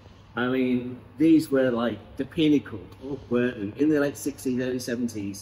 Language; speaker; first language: English; native; English